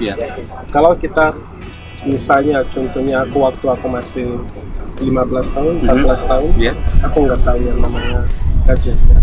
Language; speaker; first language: Indonesian; non-native, fluent; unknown